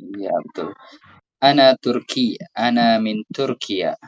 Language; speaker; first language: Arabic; non-native, fluent; Indonesian